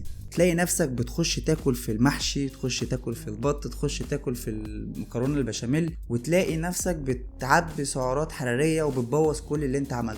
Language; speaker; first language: Arabic; native; Arabic